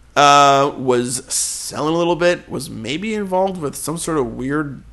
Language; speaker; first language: English; native; English